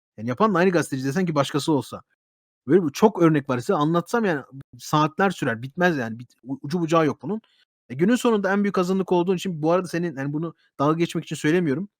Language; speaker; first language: Turkish; early bilingual, heritage; Turkish